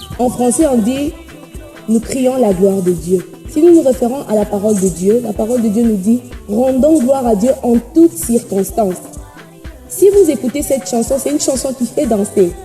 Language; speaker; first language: French; non-native, local second language; Swahili